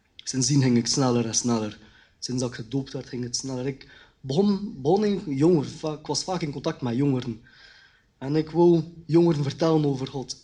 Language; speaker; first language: Dutch; early bilingual, other home language; Khmer